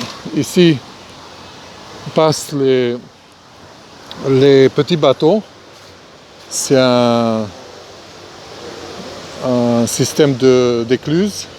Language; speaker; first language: French; non-native, fluent; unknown